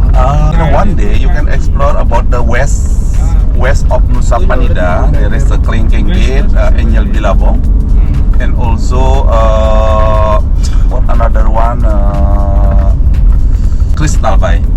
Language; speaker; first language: English; non-native, learner; Indonesian